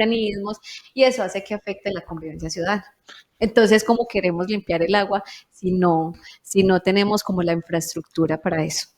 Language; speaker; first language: Spanish; native; Spanish